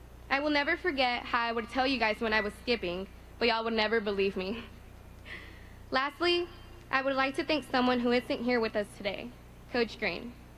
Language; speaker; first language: English; early bilingual, other home language; Spanish